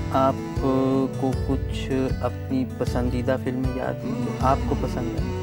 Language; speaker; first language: Hindi; native; Hindi